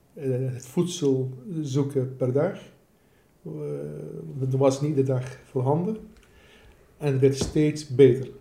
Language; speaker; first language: Dutch; non-native, fluent; Assyrian Neo-Aramaic